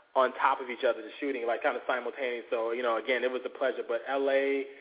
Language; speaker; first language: English; native; English